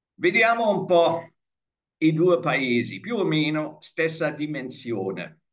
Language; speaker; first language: Italian; non-native, fluent; German